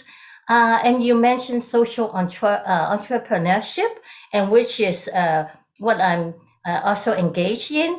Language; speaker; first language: English; non-native, local second language; Cantonese